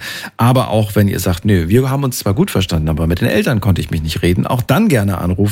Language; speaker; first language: German; native; German